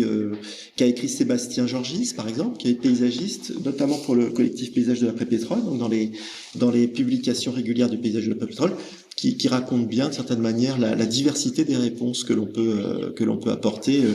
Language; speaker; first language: French; native; French